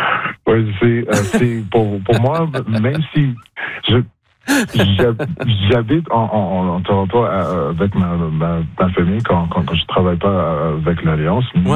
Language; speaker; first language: French; non-native, local second language; English